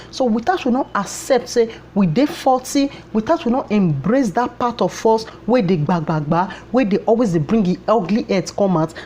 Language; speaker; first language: Nigerian Pidgin; non-native, local second language; Bini